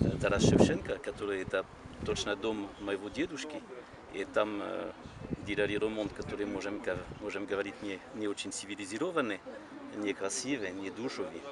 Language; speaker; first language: Russian; non-native, learner; French